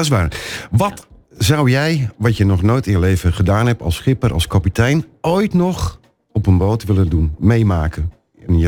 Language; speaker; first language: Dutch; native; Dutch